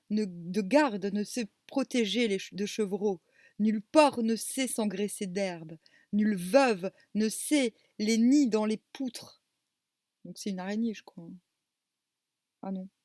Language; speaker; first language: French; native; French